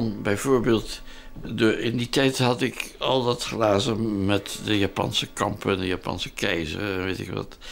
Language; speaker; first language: Dutch; native; Dutch